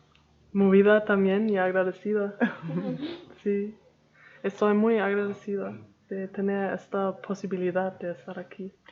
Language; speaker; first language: Spanish; non-native, learner; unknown